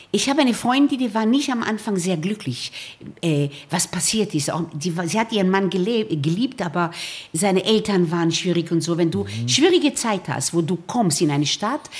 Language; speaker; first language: German; early bilingual, other home language; Romanian